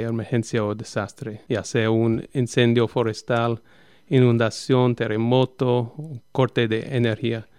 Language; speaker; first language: Spanish; non-native, fluent; English